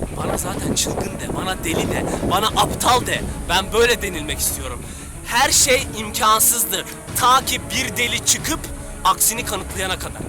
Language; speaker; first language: Turkish; native; Turkish